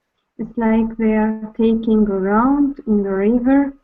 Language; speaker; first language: English; non-native, learner; Arabic